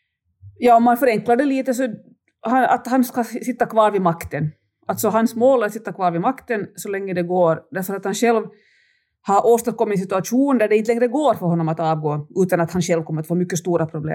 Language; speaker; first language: Swedish; native; Swedish